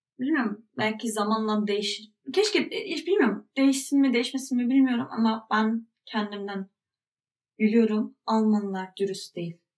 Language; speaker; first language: Turkish; early bilingual, heritage; Turkish